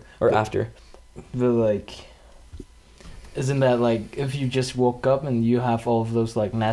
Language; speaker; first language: English; non-native, fluent; Vietnamese